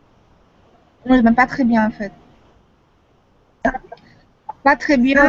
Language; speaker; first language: French; non-native, fluent; Russian